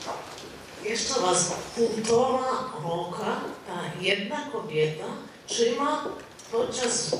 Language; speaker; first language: Polish; non-native, fluent; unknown